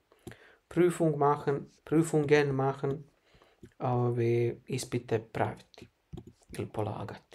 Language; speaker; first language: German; non-native, fluent; Bosnian